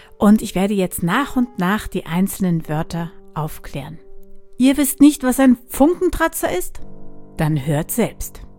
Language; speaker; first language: German; native; German